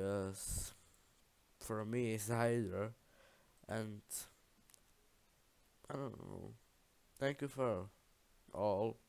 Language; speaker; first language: English; non-native, learner; Czech